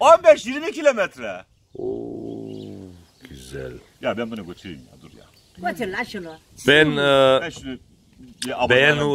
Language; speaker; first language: Turkish; non-native, local second language; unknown